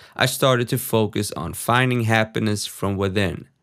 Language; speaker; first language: English; non-native, fluent; Swedish